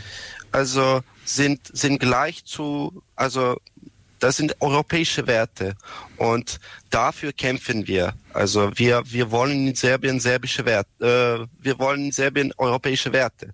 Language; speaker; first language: German; non-native, learner; Serbian